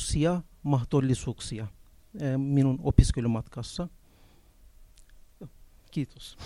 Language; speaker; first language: Finnish; non-native, learner; Turkish